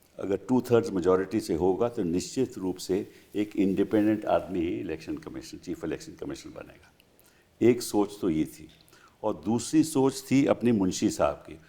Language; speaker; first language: Hindi; native; Hindi